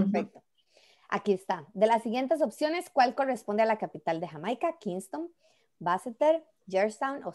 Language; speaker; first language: Spanish; native; Spanish